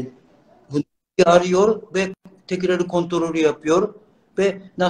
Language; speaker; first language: Turkish; non-native, learner; Japanese